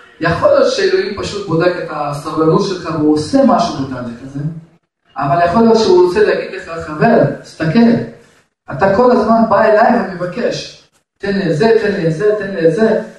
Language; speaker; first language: Hebrew; non-native, fluent; Russian